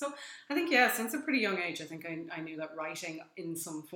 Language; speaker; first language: English; native; English